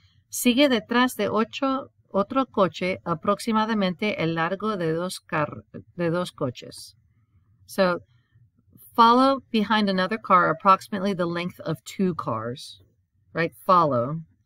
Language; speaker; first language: Spanish; non-native, fluent; English